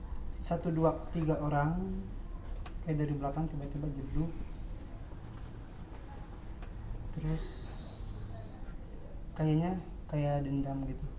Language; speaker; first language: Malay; non-native, local second language; Sundanese